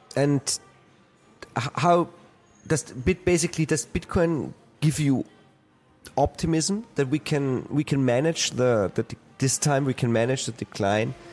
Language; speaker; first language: English; non-native, fluent; German